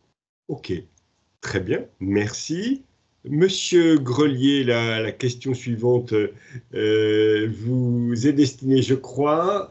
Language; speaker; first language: French; native; French